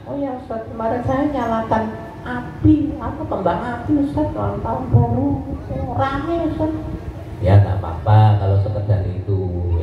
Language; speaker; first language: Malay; non-native, local second language; Javanese